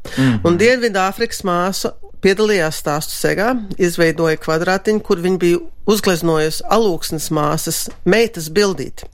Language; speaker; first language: Latvian; early bilingual, heritage; Latvian